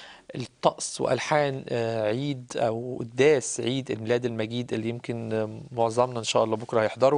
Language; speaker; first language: Arabic; native; Arabic